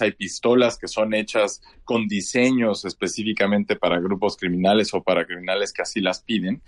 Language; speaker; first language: Spanish; native; Spanish